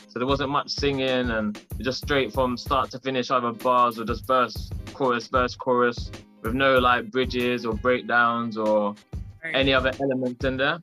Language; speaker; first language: English; native; English